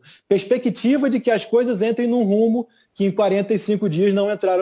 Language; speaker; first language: Portuguese; native; Portuguese